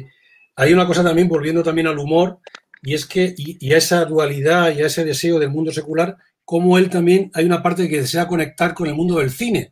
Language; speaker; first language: Spanish; native; Spanish